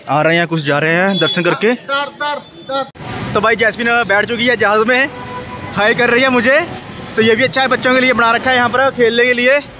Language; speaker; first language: Hindi; non-native, local second language; Punjabi